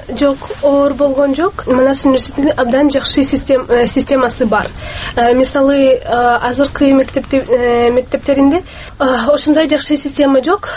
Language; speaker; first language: Kyrgyz; non-native, local second language; Russian